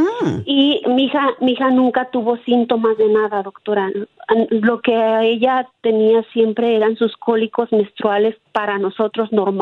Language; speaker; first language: Spanish; native; Spanish